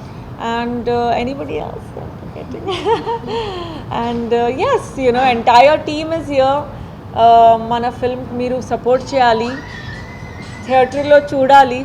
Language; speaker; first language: Telugu; non-native, learner; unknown